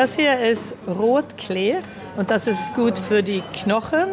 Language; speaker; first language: German; early bilingual, heritage; Swedish